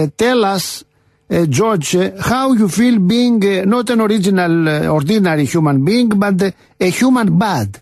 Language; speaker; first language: English; non-native, learner; Greek